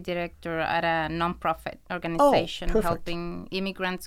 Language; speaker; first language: English; non-native, fluent; Spanish